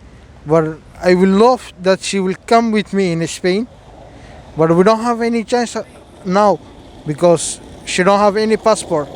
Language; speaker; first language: English; non-native, fluent; Somali